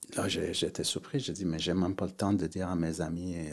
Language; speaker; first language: French; early bilingual, other home language; Persian